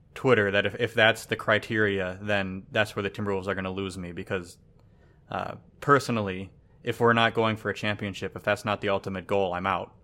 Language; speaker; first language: English; native; English